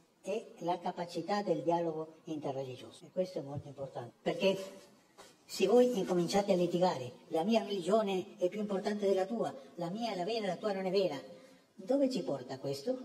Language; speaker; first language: Italian; non-native, fluent; Spanish